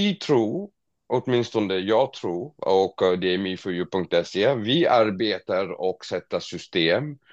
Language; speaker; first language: Swedish; non-native, fluent; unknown